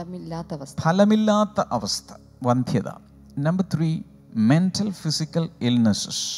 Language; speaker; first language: Malayalam; native; Malayalam